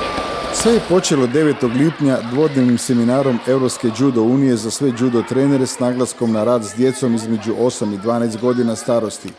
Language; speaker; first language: Croatian; native; Croatian